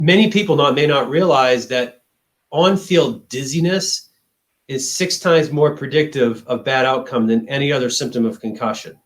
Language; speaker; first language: English; native; English